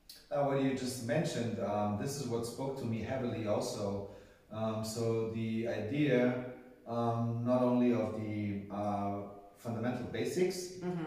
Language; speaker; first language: English; non-native, fluent; German